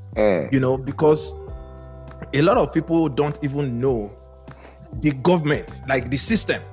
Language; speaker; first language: English; non-native, local second language; Yoruba